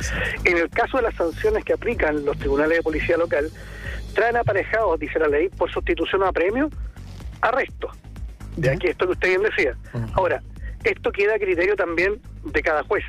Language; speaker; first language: Spanish; native; Spanish